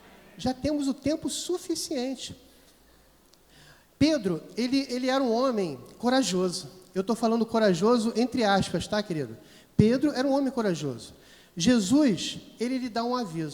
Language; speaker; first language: Portuguese; native; Portuguese